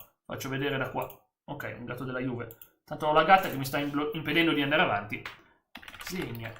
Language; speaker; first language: Italian; native; Italian